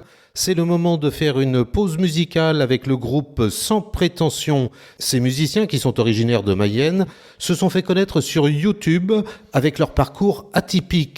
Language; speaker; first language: French; native; French